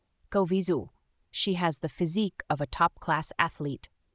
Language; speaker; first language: English; non-native, fluent; Vietnamese